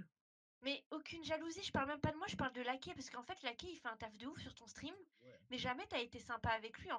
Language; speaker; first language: French; native; French